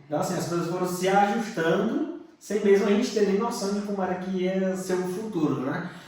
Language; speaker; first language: Portuguese; native; Portuguese